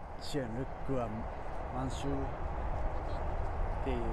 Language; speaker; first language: Vietnamese; non-native, learner; Japanese